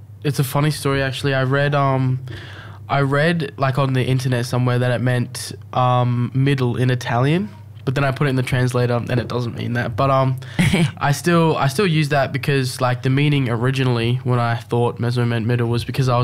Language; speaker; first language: English; native; English